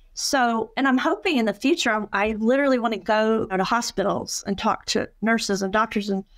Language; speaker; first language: English; native; English